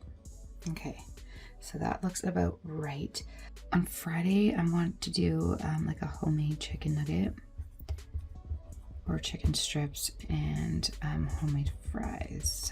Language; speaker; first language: English; native; English